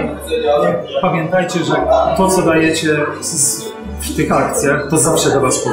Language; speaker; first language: Polish; native; Polish